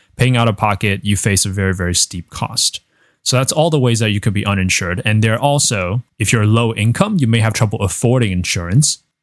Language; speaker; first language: English; non-native, fluent; Chinese